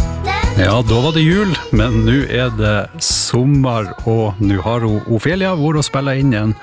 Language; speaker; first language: Norwegian; native; Norwegian